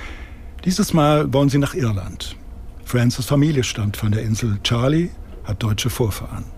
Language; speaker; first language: German; native; German